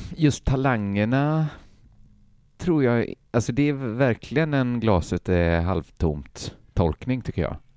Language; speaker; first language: Swedish; native; Swedish